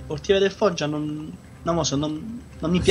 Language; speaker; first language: Italian; native; Italian